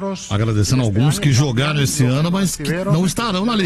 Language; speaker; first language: Portuguese; native; Portuguese